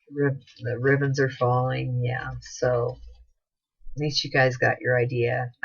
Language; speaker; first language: English; native; English